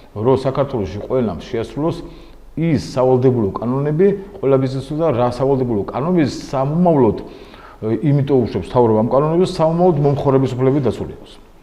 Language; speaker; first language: Georgian; native; Georgian